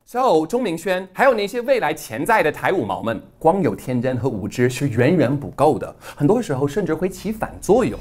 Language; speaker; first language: Chinese; non-native, fluent; English